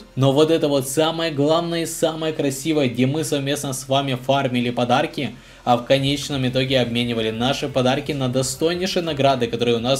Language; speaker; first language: Russian; native; Russian